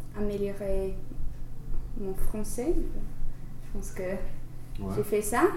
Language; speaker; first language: French; non-native, learner; English